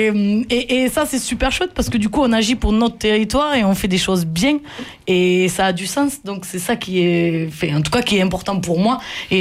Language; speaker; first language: French; native; French